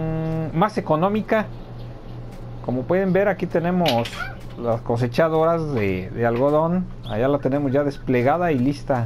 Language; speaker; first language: Spanish; native; Spanish